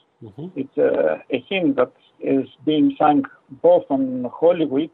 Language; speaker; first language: English; non-native, fluent; Greek